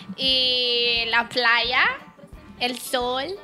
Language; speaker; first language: Spanish; non-native, learner; Haitian Creole